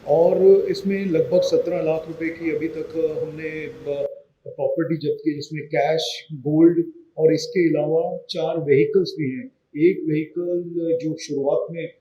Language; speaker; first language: Hindi; non-native, local second language; Marathi